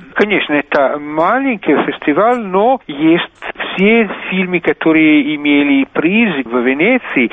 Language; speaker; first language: Russian; non-native, fluent; Italian